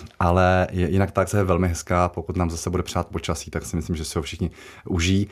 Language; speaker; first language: Czech; native; Czech